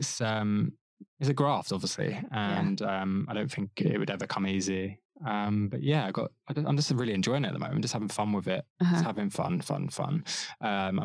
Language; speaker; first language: English; native; English